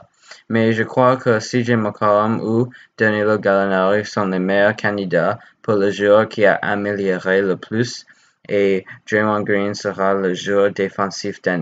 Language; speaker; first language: French; non-native, learner; English